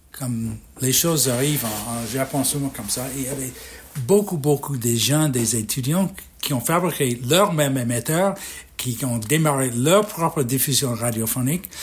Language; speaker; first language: French; non-native, fluent; English